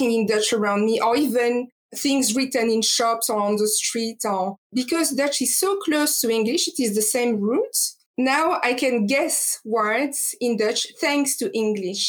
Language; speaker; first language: English; non-native, fluent; French